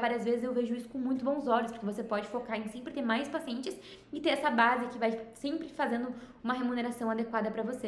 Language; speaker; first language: Portuguese; native; Portuguese